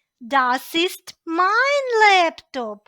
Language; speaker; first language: German; non-native, fluent; Ukrainian